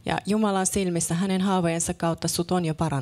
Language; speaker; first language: Finnish; native; Finnish